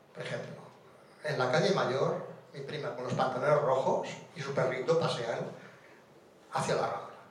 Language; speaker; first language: Spanish; non-native, local second language; Catalan